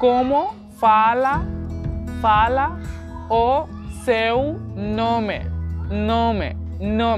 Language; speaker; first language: Portuguese; non-native, learner; Hindi